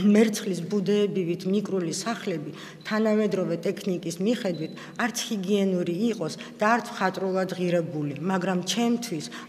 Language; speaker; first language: Georgian; early bilingual, other home language; Russian